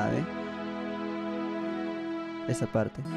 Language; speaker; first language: Spanish; native; Spanish